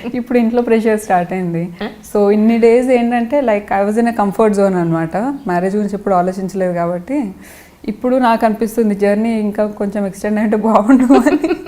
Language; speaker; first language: Telugu; non-native, local second language; Lambadi